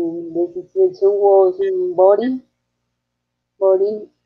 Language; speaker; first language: English; non-native, learner; Spanish